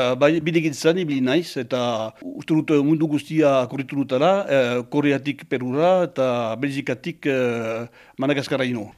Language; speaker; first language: Basque; non-native, local second language; French